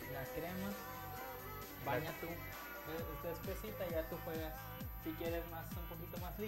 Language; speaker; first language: Spanish; native; Spanish